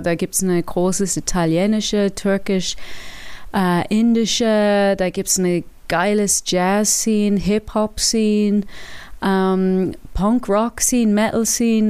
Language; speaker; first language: German; non-native, learner; English